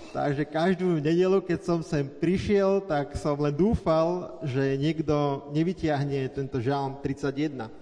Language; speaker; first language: Slovak; native; Slovak